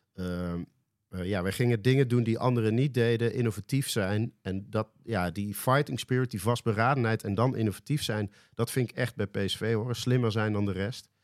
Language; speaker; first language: Dutch; native; Dutch